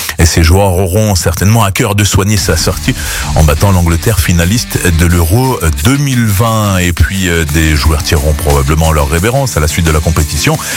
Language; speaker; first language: French; native; French